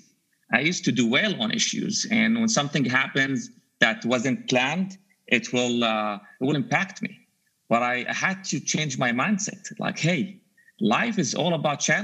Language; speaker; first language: English; non-native, fluent; Arabic